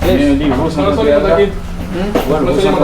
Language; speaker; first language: Portuguese; non-native, learner; Haitian Creole